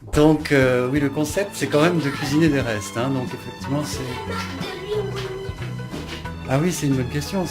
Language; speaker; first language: French; native; French